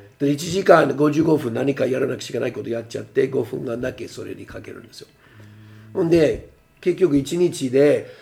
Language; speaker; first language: Japanese; non-native, fluent; English